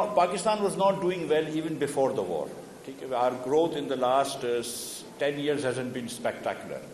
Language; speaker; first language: English; non-native, local second language; Urdu